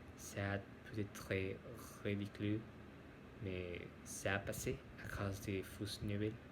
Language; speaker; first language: French; non-native, learner; Spanish